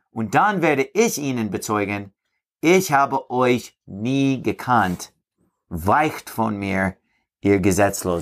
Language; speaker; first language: German; non-native, fluent; English